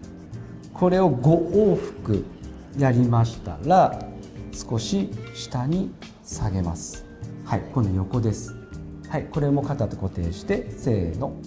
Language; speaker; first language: Japanese; native; Japanese